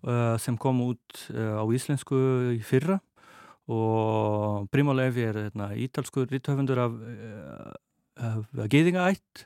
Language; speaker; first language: Icelandic; non-native, fluent; Portuguese